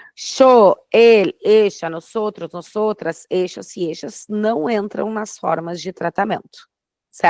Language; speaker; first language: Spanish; non-native, fluent; Portuguese